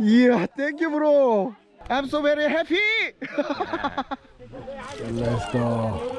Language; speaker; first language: English; non-native, learner; Korean